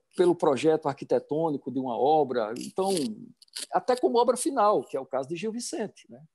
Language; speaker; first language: Portuguese; native; Portuguese